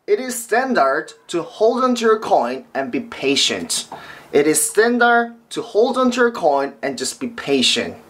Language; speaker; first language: English; non-native, fluent; Korean